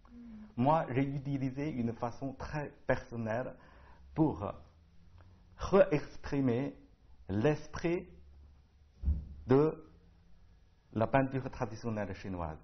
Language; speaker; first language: French; non-native, learner; Chinese